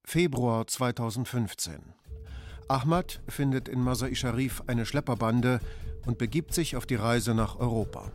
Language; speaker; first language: German; native; German